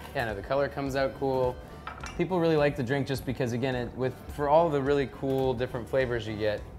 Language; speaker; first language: English; native; English